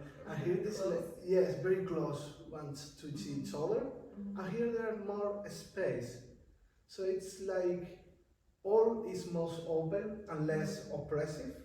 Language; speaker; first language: English; non-native, learner; Spanish